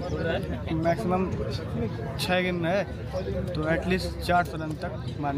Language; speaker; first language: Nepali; non-native, local second language; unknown